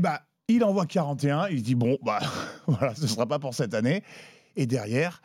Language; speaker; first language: French; native; French